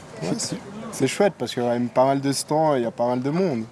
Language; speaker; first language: French; native; French